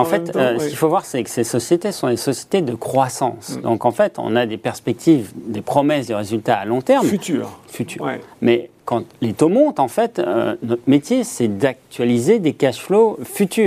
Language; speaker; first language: French; native; French